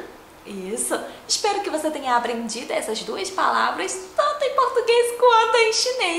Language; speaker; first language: Portuguese; non-native, fluent; Chinese